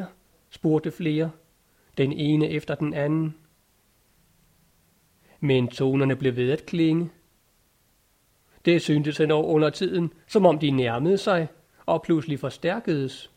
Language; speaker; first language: Danish; native; Danish